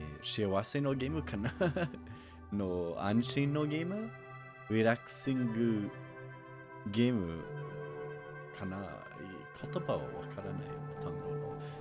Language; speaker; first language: Japanese; non-native, learner; English